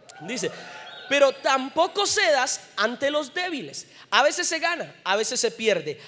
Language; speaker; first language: Spanish; native; Spanish